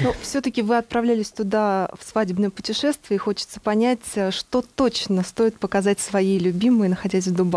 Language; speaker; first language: Russian; native; Russian